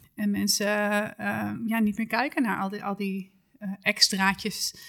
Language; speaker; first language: Dutch; native; Dutch